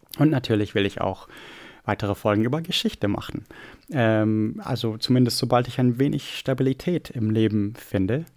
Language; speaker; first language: German; non-native, fluent; English